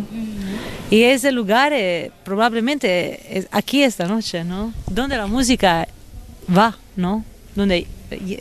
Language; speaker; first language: Spanish; non-native, fluent; Italian